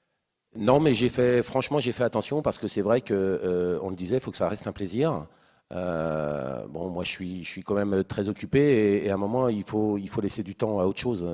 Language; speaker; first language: French; native; French